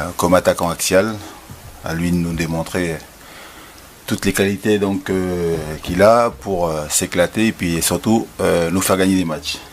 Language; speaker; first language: French; native; French